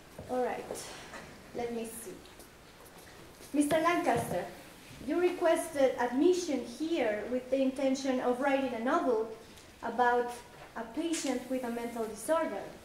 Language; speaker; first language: English; non-native, fluent; Spanish